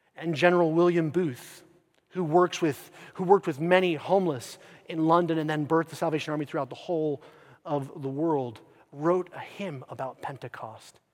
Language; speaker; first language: English; native; English